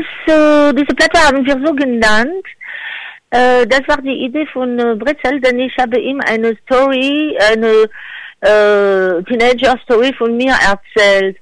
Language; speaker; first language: German; non-native, fluent; French